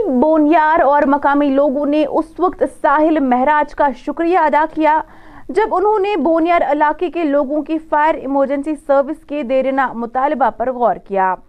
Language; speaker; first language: Urdu; non-native, local second language; Kashmiri